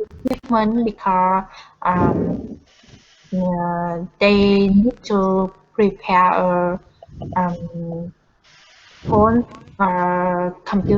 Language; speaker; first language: English; non-native, learner; Vietnamese